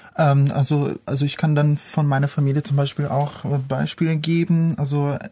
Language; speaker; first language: German; non-native, fluent; Portuguese